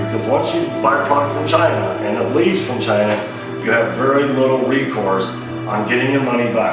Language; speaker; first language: English; native; English